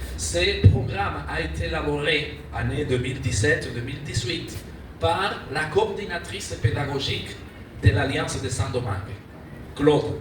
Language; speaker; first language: French; non-native, fluent; Spanish